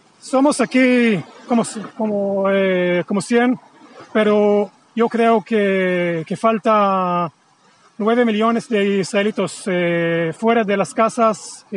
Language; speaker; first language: Spanish; non-native, fluent; Hebrew